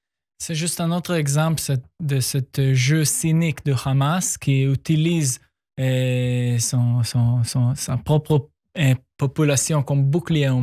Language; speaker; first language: French; non-native, fluent; Hebrew